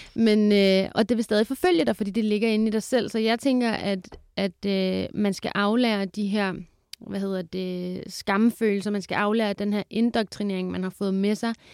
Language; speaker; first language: Danish; early bilingual, other home language; Kurdish